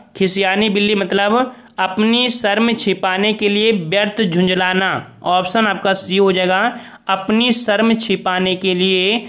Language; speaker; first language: Hindi; native; Hindi